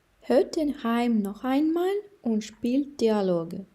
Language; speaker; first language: German; non-native, fluent; Ukrainian